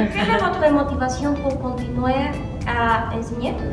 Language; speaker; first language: French; non-native, learner; Spanish